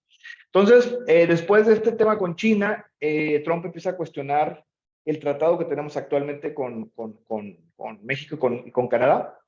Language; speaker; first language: Spanish; native; Spanish